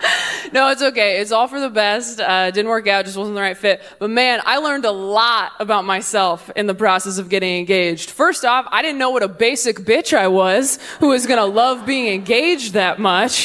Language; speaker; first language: English; native; English